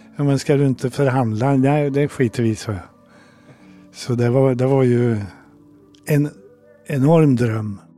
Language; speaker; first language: Swedish; native; Swedish